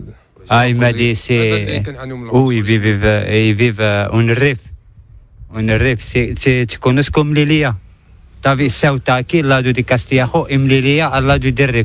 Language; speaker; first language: Spanish; non-native, learner; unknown